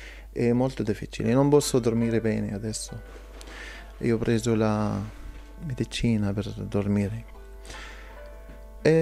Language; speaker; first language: Italian; non-native, learner; Arabic